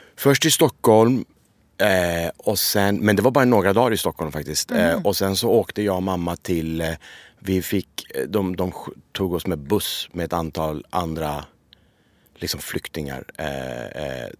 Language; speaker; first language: Swedish; early bilingual, other home language; Persian